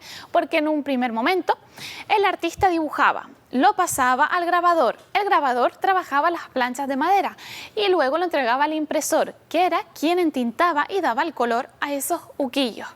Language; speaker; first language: Spanish; native; Spanish